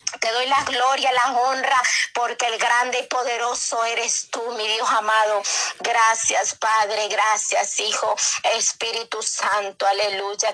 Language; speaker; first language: Spanish; native; Spanish